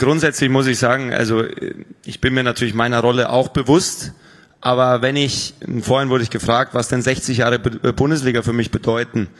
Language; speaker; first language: German; native; German